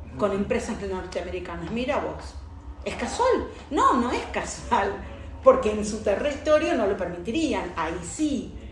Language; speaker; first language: Spanish; native; Spanish